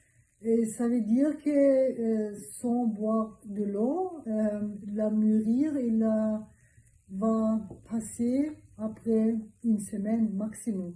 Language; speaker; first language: French; non-native, learner; Turkish